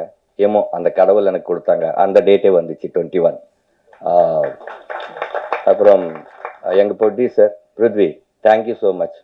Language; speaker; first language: Tamil; non-native, learner; Telugu